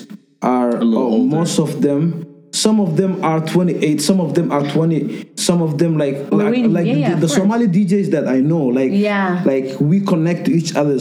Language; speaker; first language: English; non-native, local second language; Somali